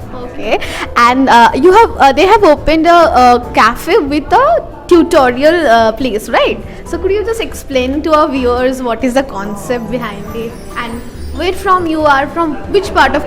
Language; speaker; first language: English; non-native, local second language; Bangla